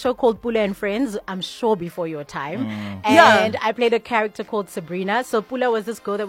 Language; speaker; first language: English; non-native, local second language; Venda